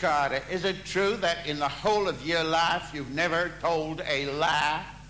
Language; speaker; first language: English; early bilingual, other home language; German